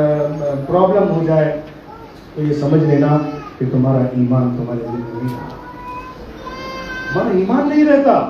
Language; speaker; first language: Urdu; native; Urdu